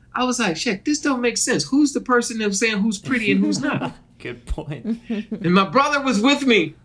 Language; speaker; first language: English; native; English